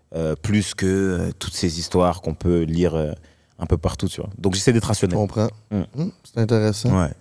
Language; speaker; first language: French; native; French